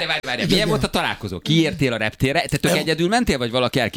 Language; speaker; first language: Hungarian; native; Hungarian